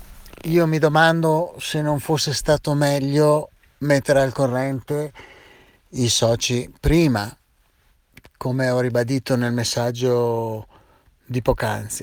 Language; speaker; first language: Italian; native; Italian